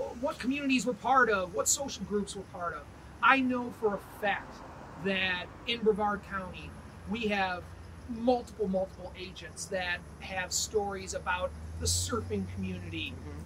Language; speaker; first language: English; native; English